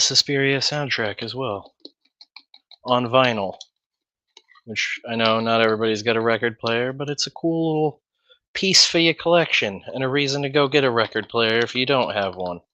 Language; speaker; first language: English; native; English